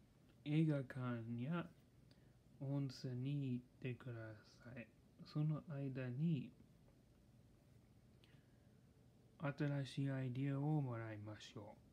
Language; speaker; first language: Japanese; non-native, learner; English